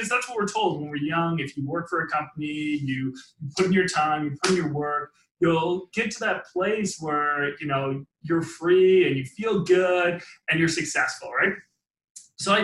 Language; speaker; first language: English; native; English